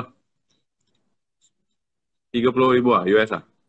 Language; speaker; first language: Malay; non-native, local second language; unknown